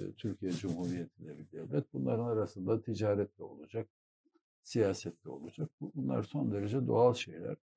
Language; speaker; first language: Turkish; native; Turkish